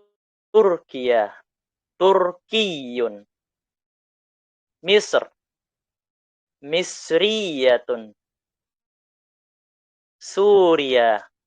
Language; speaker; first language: Arabic; non-native, fluent; Indonesian